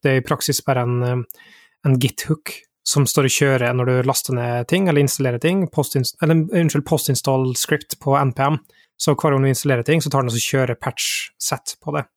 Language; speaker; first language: Norwegian; native; Norwegian